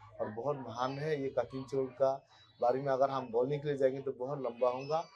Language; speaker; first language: Hindi; non-native, local second language; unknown